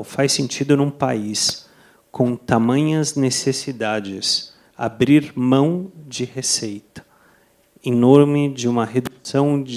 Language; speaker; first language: Portuguese; non-native, fluent; Spanish